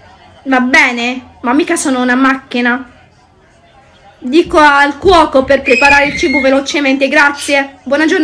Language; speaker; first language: Italian; non-native, fluent; Arabic